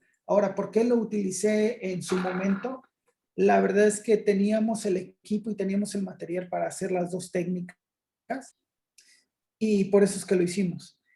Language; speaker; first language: Spanish; native; Spanish